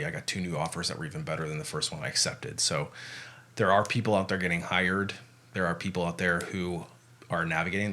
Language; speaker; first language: English; native; English